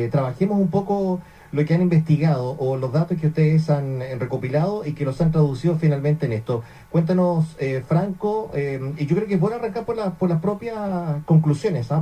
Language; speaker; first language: Spanish; native; Spanish